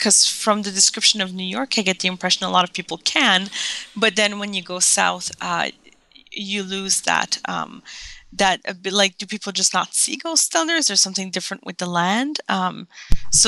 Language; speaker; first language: English; non-native, fluent; French